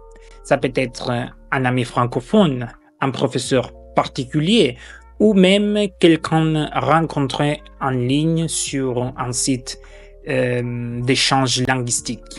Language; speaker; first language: French; non-native, fluent; German